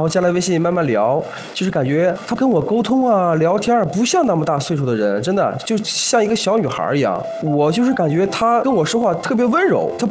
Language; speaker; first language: Chinese; native; Chinese